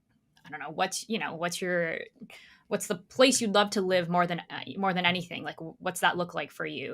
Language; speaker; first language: English; native; English